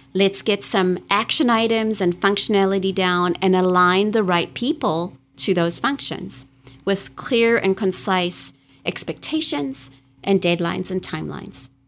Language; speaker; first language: English; native; English